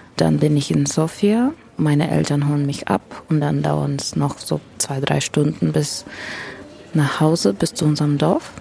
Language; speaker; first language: German; non-native, fluent; Bulgarian